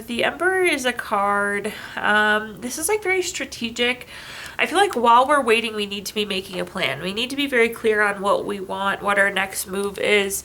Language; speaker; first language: English; native; English